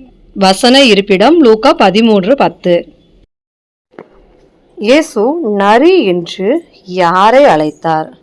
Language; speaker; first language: Tamil; native; Tamil